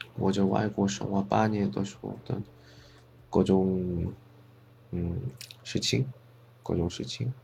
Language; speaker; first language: Chinese; non-native, fluent; Korean